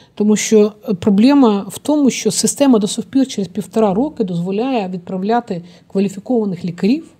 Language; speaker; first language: Ukrainian; non-native, fluent; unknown